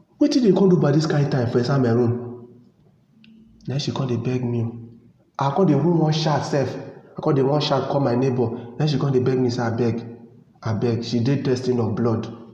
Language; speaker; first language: Nigerian Pidgin; native; Nigerian Pidgin